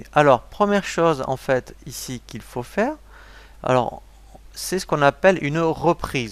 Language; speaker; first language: French; native; French